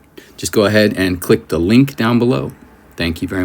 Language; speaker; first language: English; native; English